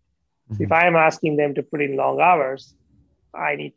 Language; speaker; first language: English; non-native, local second language; Gujarati